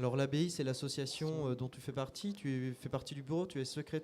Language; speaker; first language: French; native; French